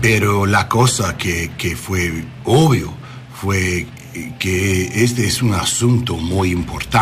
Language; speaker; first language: Spanish; non-native, learner; English